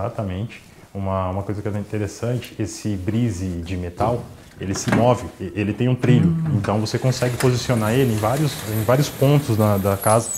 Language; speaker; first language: Portuguese; native; Portuguese